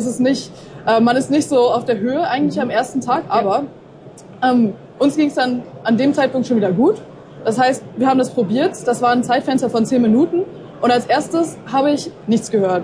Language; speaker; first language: German; native; German